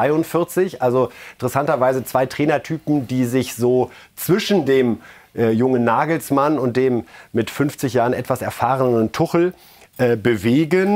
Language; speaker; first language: German; native; German